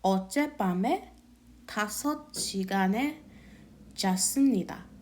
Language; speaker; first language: Korean; non-native, learner; English